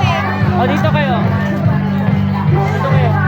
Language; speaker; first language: Filipino; non-native, local second language; Cebuano